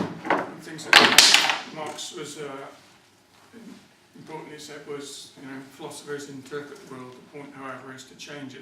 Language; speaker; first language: English; native; English